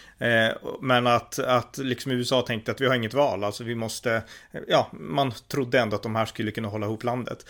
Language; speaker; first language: Swedish; native; Swedish